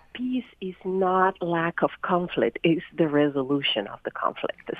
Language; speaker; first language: English; non-native, fluent; Italian